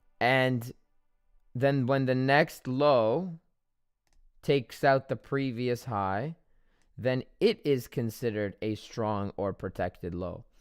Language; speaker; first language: English; native; English